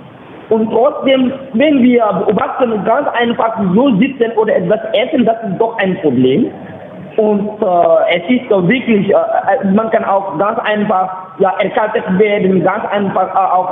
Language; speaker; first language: German; non-native, learner; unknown